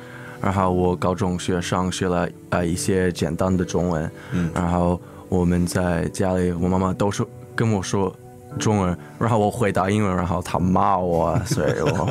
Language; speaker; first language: Chinese; early bilingual, heritage; English